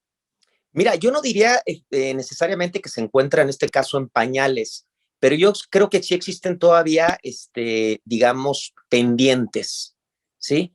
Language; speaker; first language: Spanish; native; Spanish